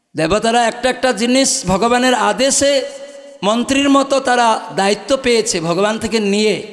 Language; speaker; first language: Bangla; non-native, fluent; Odia